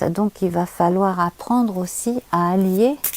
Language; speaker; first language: French; native; French